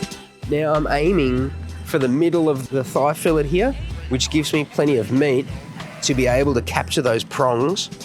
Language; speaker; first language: English; native; English